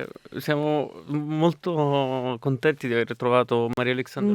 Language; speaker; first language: Italian; native; Italian